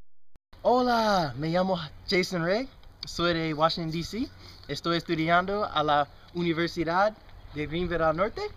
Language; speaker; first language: Spanish; non-native, learner; English